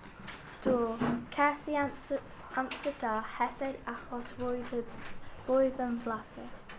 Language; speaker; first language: Welsh; non-native, learner; English